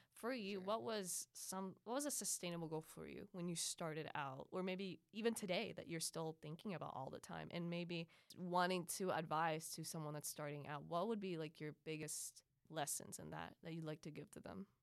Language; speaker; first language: English; early bilingual, other home language; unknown